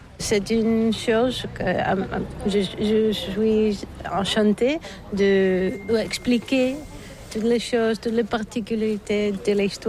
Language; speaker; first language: French; non-native, learner; Bulgarian